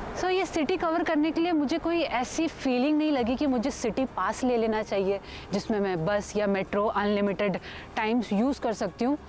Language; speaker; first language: Hindi; native; Hindi